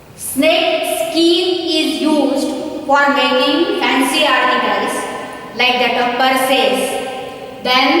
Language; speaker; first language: English; non-native, local second language; Marathi